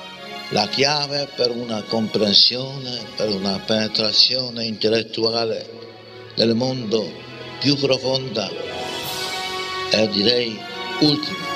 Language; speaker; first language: Italian; non-native, fluent; Polish